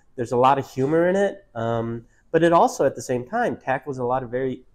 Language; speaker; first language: English; native; English